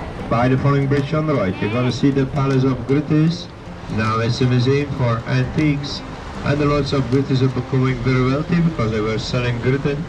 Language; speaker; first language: English; non-native, fluent; Dutch